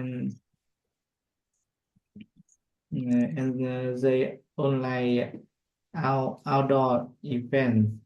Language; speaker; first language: English; non-native, learner; Vietnamese